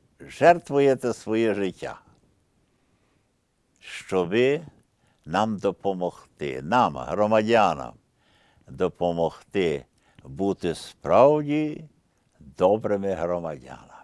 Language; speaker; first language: Ukrainian; early bilingual, heritage; Ukrainian